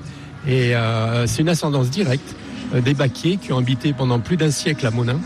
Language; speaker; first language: French; native; French